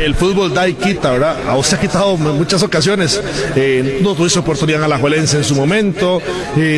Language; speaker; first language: Spanish; native; Spanish